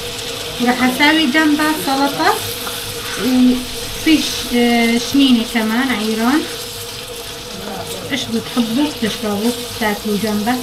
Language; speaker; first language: Arabic; non-native, local second language; Kurdish